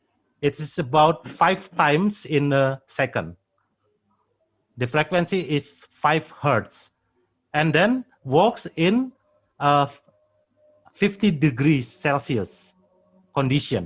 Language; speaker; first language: English; non-native, fluent; Indonesian